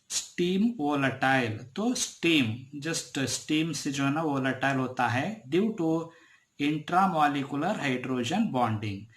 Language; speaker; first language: Hindi; non-native, local second language; Kannada